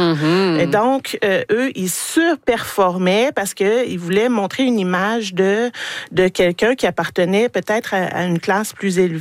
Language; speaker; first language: French; native; French